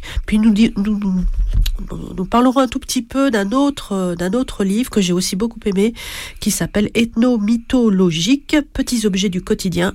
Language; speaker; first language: French; native; French